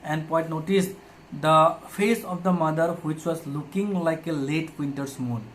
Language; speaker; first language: English; non-native, local second language; Assamese